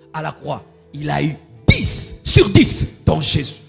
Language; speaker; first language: French; non-native, local second language; Lingala